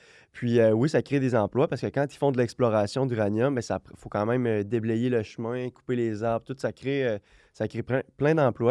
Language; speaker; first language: French; native; French